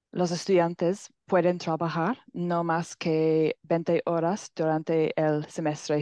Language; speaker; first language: Spanish; non-native, learner; English